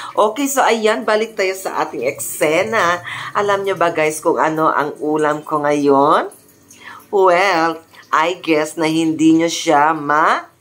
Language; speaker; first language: Filipino; non-native, local second language; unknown